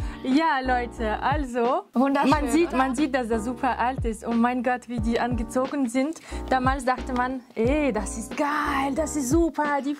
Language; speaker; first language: German; non-native, fluent; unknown